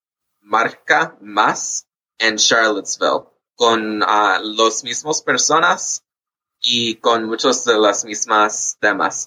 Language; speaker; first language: Spanish; early bilingual, heritage; English